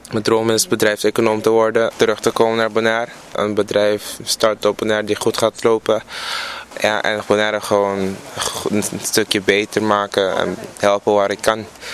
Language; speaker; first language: Dutch; non-native, local second language; Papiamento